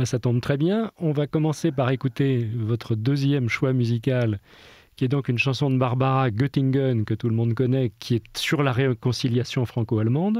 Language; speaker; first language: French; native; French